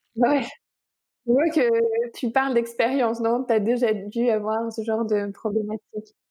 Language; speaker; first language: French; native; French